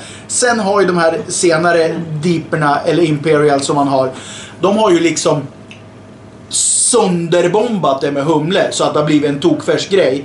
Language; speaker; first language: Swedish; native; Swedish